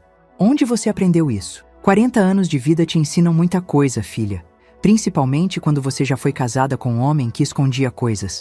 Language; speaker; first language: Portuguese; native; Portuguese